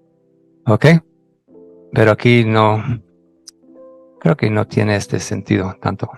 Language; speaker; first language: Spanish; non-native, fluent; English